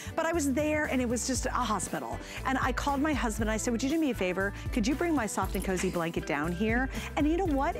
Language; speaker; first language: English; native; English